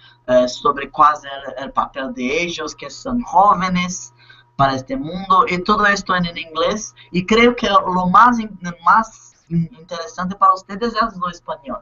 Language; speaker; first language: Spanish; non-native, learner; Portuguese